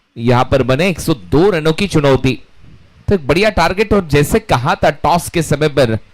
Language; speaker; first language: Hindi; non-native, local second language; Marathi